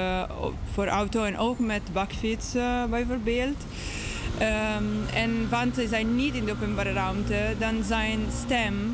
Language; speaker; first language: Dutch; non-native, learner; English